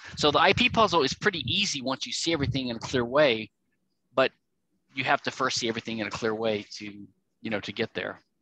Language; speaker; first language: English; native; English